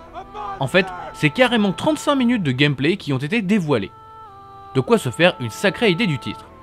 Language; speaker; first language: French; native; French